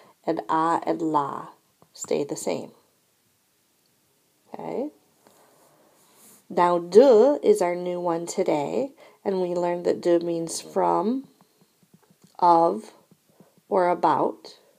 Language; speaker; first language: English; native; English